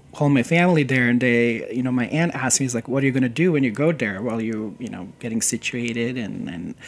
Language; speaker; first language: English; non-native, fluent; Serbian